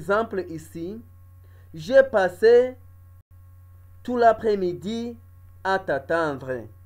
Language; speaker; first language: French; non-native, local second language; Kinyarwanda